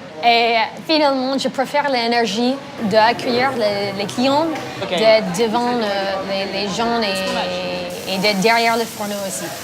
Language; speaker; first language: French; non-native, fluent; English